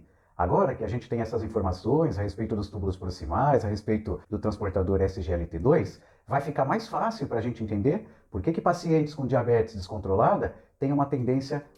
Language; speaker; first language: Portuguese; native; Portuguese